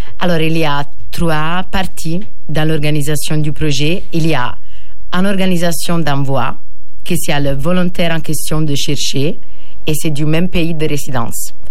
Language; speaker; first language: French; non-native, fluent; Italian